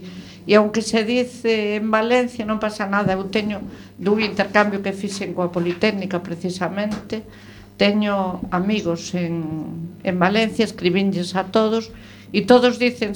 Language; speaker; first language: Spanish; native; Spanish